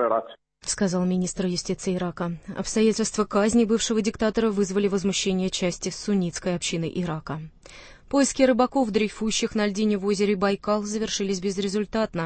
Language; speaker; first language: Russian; native; Russian